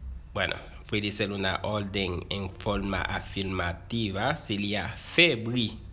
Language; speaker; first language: Spanish; non-native, fluent; Haitian Creole